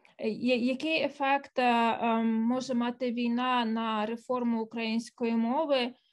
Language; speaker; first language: Ukrainian; native; Ukrainian